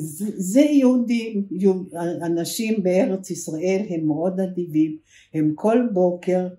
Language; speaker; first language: Hebrew; early bilingual, other home language; German